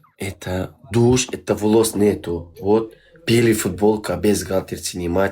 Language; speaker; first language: Russian; non-native, learner; Turkmen